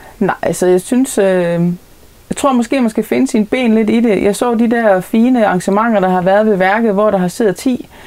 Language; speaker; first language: Danish; native; Danish